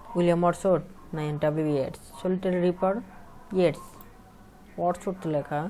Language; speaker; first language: English; non-native, local second language; Bangla